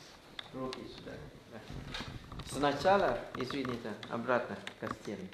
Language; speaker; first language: Russian; non-native, learner; Thai